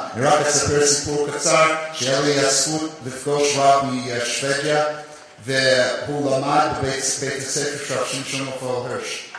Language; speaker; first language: Hebrew; non-native, fluent; English